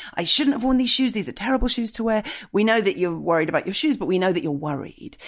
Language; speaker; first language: English; native; English